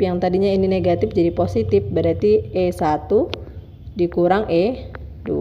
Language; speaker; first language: Indonesian; native; Indonesian